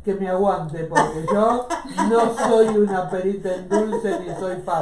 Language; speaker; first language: Spanish; native; Spanish